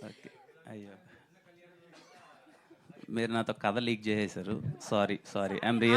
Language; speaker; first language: Telugu; native; Telugu